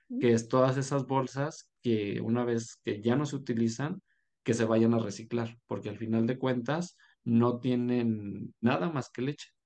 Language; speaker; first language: Spanish; native; Spanish